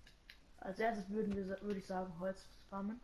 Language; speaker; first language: German; native; German